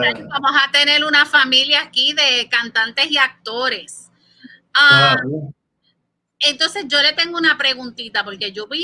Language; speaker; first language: Spanish; early bilingual, heritage; Spanish